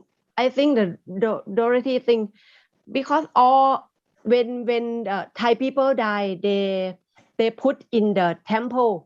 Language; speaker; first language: English; non-native, learner; Thai